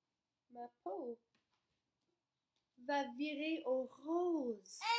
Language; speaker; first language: French; non-native, fluent; English